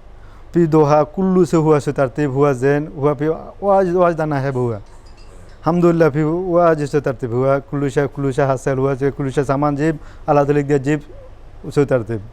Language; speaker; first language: Arabic; non-native, learner; Bangla